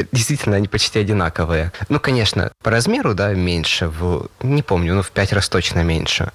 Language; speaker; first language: Russian; native; Russian